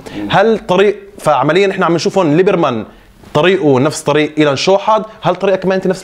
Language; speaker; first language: Arabic; native; Arabic